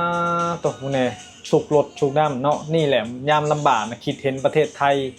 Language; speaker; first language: Thai; non-native, local second language; Lao